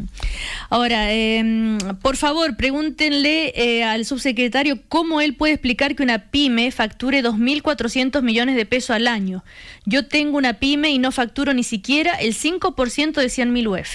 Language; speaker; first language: Spanish; native; Spanish